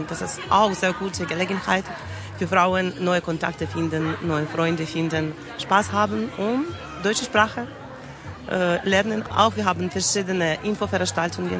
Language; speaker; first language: German; non-native, learner; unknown